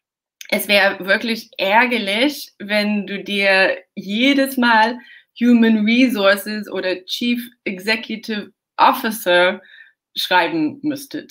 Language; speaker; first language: German; non-native, fluent; English